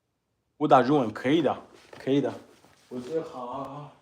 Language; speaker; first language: Chinese; non-native, learner; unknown